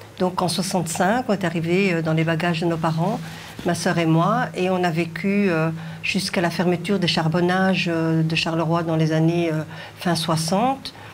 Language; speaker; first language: French; early bilingual, other home language; Arabic